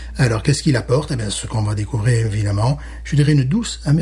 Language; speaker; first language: French; native; French